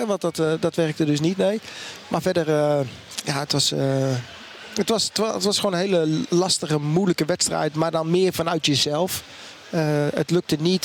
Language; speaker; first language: Dutch; native; Dutch